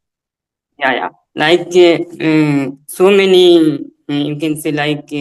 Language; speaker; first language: English; non-native, learner; Hindi